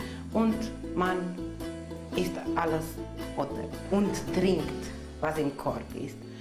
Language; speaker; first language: German; non-native, local second language; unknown